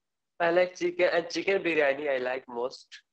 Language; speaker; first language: English; non-native, learner; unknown